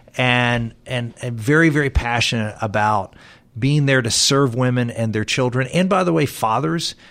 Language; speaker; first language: English; native; English